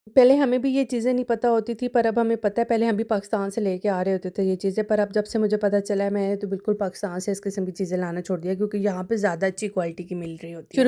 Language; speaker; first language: Urdu; native; Urdu